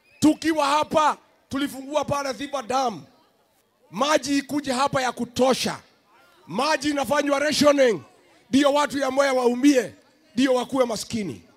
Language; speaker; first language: Swahili; non-native, local second language; Kikuyu